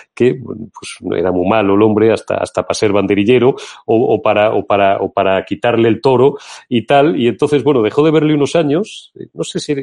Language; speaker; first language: Spanish; native; Spanish